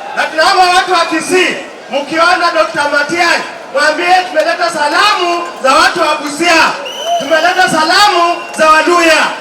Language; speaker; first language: Swahili; non-native, local second language; Luyia